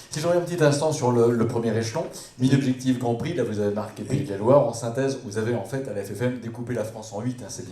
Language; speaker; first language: French; native; French